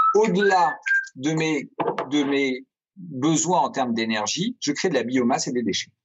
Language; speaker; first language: French; native; French